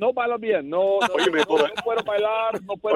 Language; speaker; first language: Spanish; non-native, learner; English